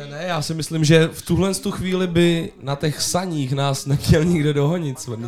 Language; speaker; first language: Czech; native; Czech